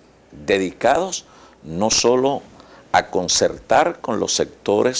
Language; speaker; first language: Spanish; native; Spanish